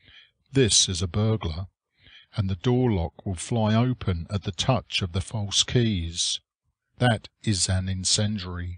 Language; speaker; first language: English; native; English